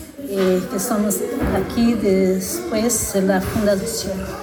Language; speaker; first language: Spanish; non-native, learner; Italian